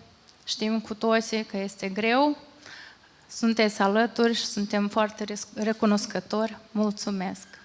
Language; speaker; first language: Romanian; non-native, fluent; Ukrainian